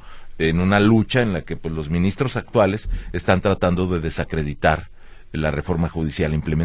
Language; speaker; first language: Spanish; native; Spanish